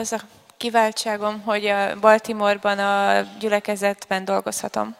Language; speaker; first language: Hungarian; native; Hungarian